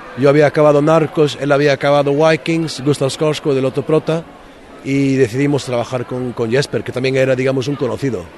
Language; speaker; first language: Spanish; early bilingual, heritage; Spanish